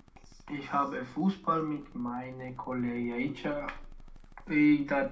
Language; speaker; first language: German; non-native, learner; Romanian